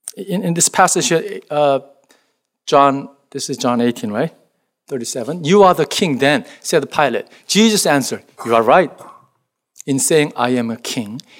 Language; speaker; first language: English; non-native, fluent; Korean